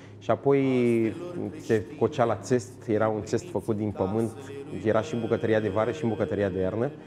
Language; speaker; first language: Romanian; native; Romanian